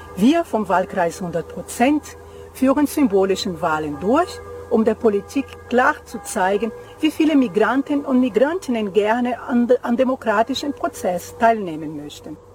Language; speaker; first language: German; non-native, fluent; Portuguese